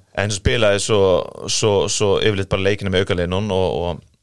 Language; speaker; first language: Icelandic; non-native, fluent; Faroese